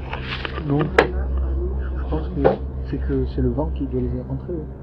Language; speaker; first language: French; native; French